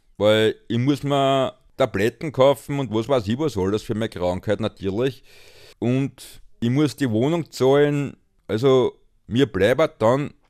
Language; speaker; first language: German; native; German